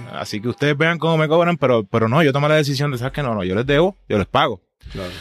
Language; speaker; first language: Spanish; native; Spanish